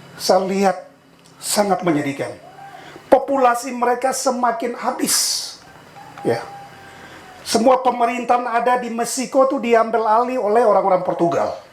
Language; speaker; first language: Indonesian; native; Indonesian